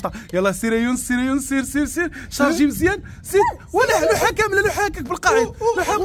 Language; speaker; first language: Arabic; native; Arabic